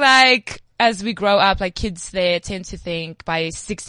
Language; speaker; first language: English; native; English